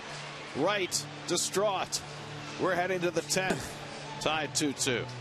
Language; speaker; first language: English; native; English